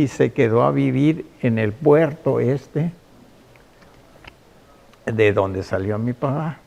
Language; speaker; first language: Spanish; native; Spanish